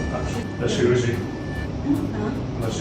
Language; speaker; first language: French; non-native, learner; Hindi